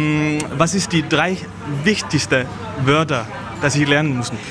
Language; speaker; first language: German; non-native, learner; Danish